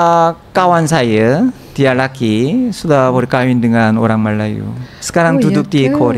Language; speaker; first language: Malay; non-native, learner; Korean